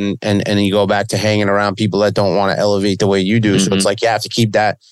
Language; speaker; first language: English; native; English